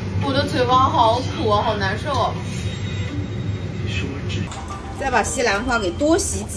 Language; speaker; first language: Chinese; native; Chinese